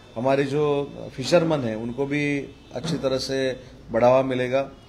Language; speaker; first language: Hindi; non-native, local second language; Marathi